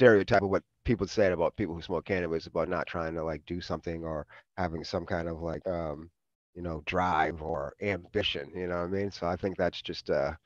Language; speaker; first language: English; native; English